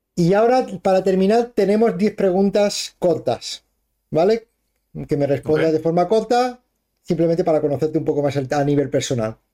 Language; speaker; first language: Spanish; native; Spanish